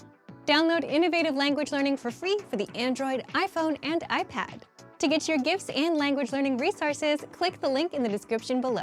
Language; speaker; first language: English; native; English